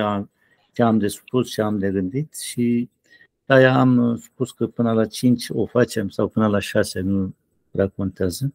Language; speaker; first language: Romanian; non-native, learner; Turkish